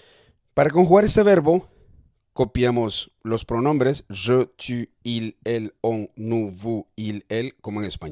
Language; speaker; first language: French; non-native, fluent; Spanish